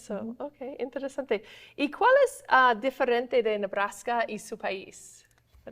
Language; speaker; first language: Spanish; non-native, fluent; English